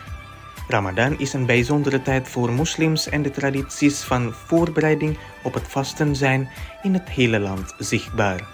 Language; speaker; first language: Dutch; non-native, fluent; Indonesian